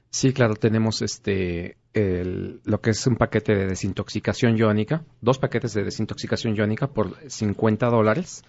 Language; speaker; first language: Spanish; native; Spanish